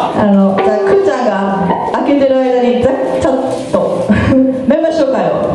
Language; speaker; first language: Japanese; native; Japanese